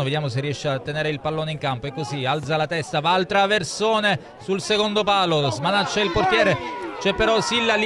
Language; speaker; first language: Italian; native; Italian